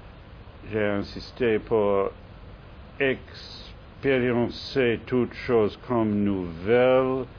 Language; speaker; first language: French; non-native, fluent; English